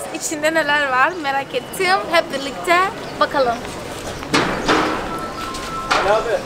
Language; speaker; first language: Turkish; non-native, fluent; Portuguese